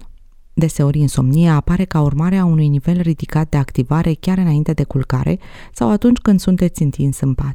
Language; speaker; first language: Romanian; native; Romanian